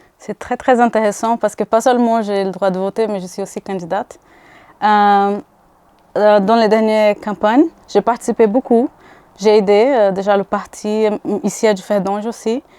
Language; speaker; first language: French; non-native, fluent; Portuguese